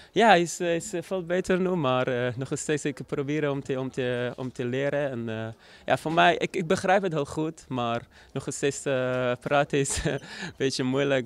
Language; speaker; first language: Dutch; non-native, learner; Persian